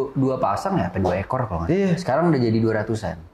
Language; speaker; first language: Indonesian; native; Indonesian